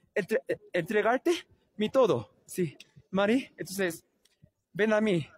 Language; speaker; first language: Spanish; non-native, learner; Korean